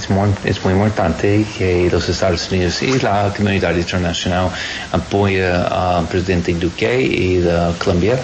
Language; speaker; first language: Spanish; non-native, learner; English